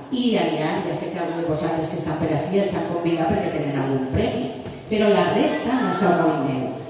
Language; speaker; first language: Catalan; non-native, local second language; Spanish